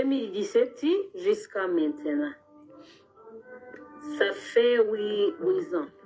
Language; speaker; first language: French; non-native, learner; Kinyarwanda